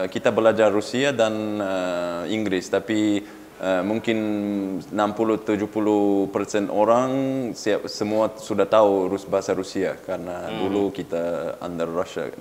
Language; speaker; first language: Indonesian; non-native, learner; Uzbek